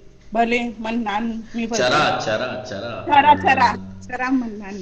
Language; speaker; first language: Persian; non-native, learner; Urdu